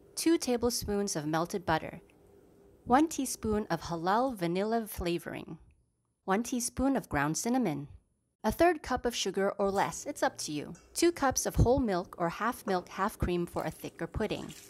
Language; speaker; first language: English; native; English